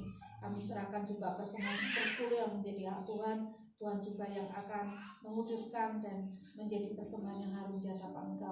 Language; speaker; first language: Indonesian; non-native, local second language; Javanese